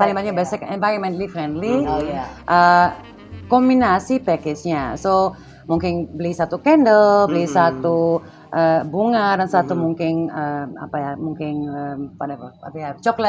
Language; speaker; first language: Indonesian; non-native, fluent; Dutch